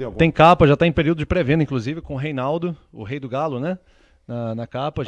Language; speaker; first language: Portuguese; native; Portuguese